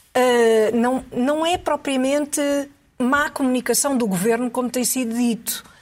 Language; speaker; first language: Portuguese; native; Portuguese